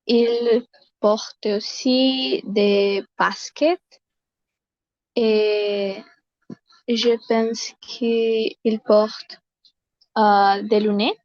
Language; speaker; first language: French; non-native, learner; Spanish